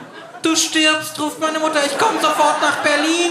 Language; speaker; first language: German; native; German